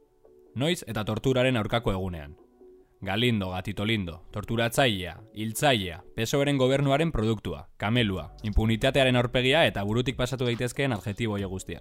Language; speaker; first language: Basque; native; Basque